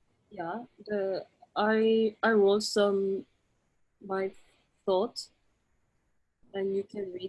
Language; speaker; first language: English; non-native, learner; Korean